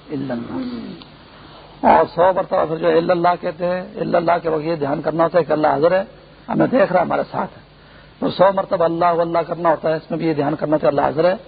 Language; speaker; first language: Urdu; non-native, local second language; Pashto